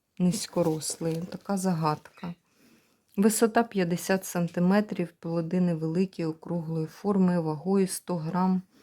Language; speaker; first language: Ukrainian; native; Ukrainian